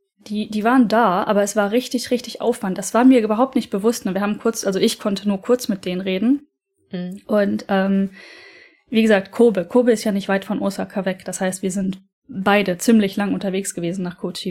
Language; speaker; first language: German; native; German